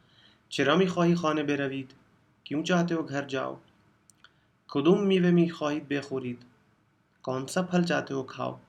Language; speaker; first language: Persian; non-native, fluent; Urdu